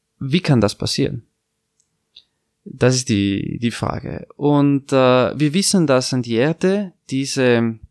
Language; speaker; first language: German; non-native, fluent; Italian